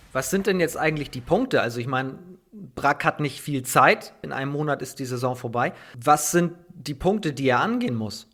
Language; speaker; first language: German; native; German